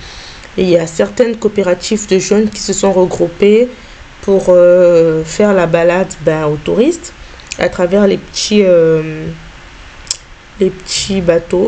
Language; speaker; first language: French; native; French